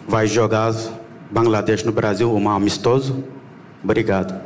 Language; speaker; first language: Portuguese; non-native, learner; Bangla